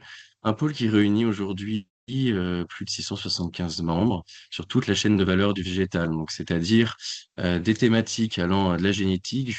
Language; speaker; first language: French; native; French